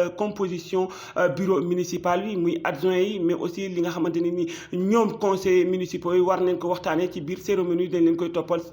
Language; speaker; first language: Wolof; native; Wolof